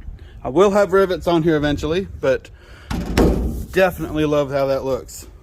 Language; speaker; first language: English; native; English